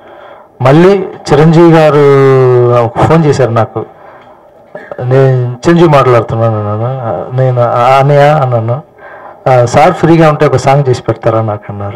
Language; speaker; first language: Telugu; non-native, local second language; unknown